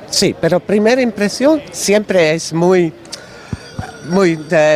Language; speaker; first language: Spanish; non-native, learner; Dutch